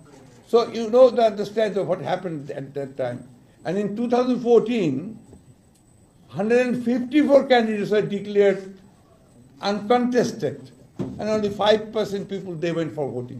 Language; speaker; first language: English; non-native, local second language; Bangla